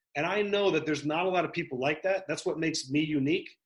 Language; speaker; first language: English; native; English